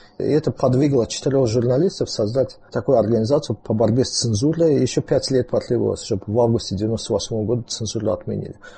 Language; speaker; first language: Russian; non-native, local second language; Azerbaijani